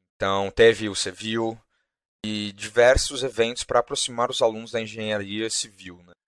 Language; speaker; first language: Portuguese; native; Portuguese